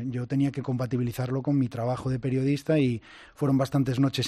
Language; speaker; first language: Spanish; native; Spanish